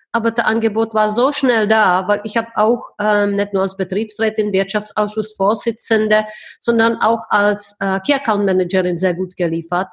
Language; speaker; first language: German; non-native, fluent; Czech